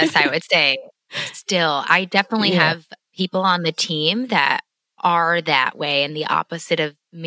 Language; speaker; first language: English; native; English